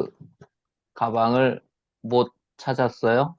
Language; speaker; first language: Korean; native; Korean